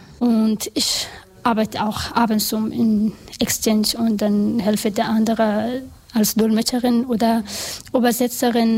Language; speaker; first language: German; non-native, learner; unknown